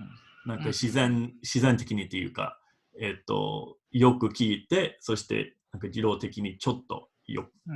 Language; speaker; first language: Japanese; non-native, fluent; English